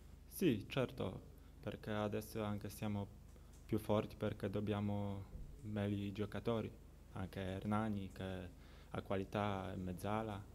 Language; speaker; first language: Italian; non-native, learner; Polish